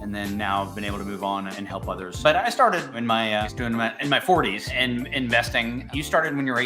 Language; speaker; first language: English; native; English